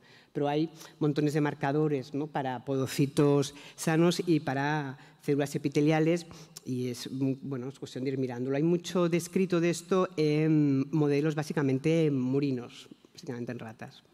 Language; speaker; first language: Spanish; native; Spanish